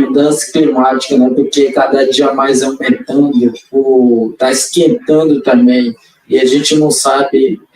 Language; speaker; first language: Portuguese; non-native, local second language; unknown